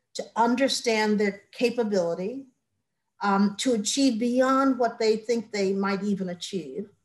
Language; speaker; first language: English; native; English